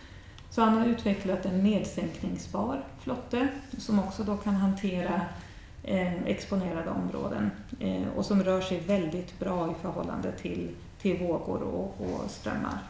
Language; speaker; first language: Swedish; native; Swedish